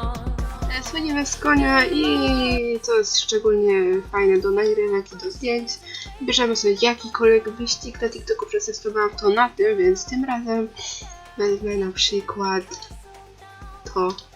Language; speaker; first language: Polish; native; Polish